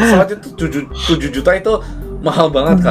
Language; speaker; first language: Indonesian; early bilingual, other home language; Korean